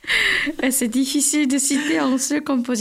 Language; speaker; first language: French; non-native, learner; Korean